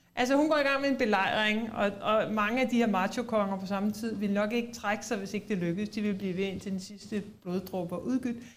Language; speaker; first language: Danish; native; Danish